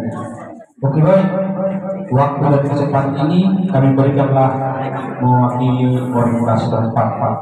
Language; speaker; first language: Indonesian; non-native, local second language; Batak Toba